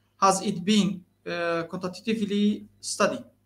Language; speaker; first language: English; non-native, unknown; Arabic